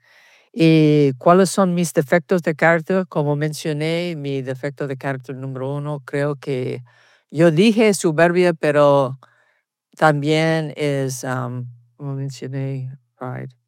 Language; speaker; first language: Spanish; early bilingual, heritage; Spanish